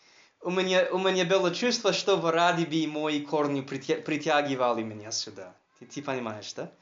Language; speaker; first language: Russian; non-native, fluent; English